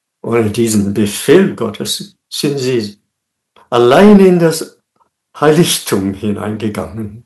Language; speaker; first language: German; non-native, fluent; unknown